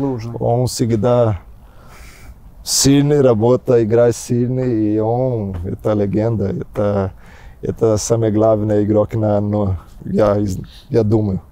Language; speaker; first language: Russian; non-native, learner; Portuguese